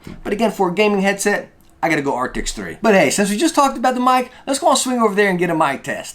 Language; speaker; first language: English; native; English